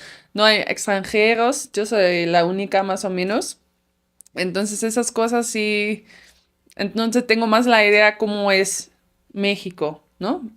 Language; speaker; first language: Spanish; non-native, fluent; Dutch